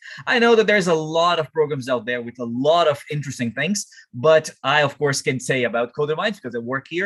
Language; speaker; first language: English; non-native, fluent; Portuguese